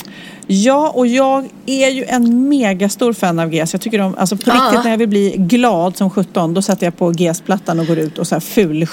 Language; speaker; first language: Swedish; native; Swedish